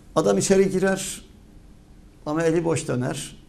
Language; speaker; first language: Turkish; native; Turkish